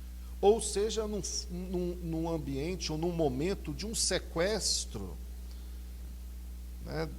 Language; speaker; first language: Portuguese; native; Portuguese